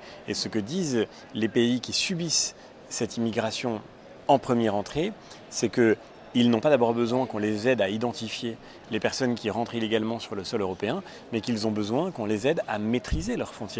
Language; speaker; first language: French; native; French